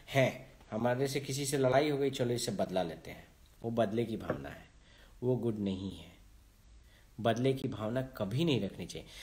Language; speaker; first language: Hindi; native; Hindi